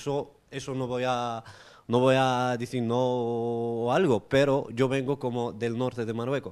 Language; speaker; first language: Spanish; non-native, local second language; Arabic